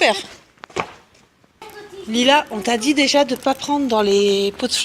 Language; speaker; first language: French; native; French